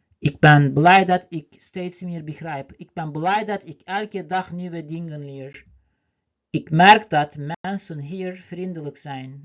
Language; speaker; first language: Dutch; non-native, learner; Turkish